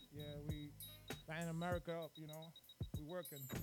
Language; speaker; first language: English; early bilingual, other home language; Spanish